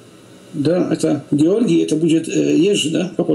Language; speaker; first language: Russian; non-native, learner; Polish